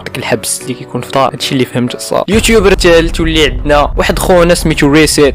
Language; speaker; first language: Arabic; native; Arabic